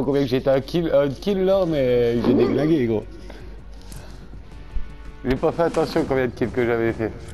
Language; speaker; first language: French; native; French